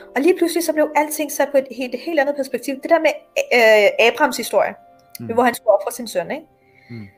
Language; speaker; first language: Danish; native; Danish